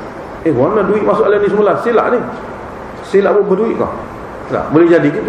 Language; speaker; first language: Malay; native; Malay